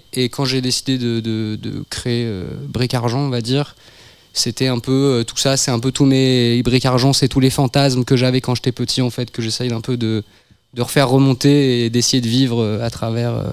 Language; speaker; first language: French; native; French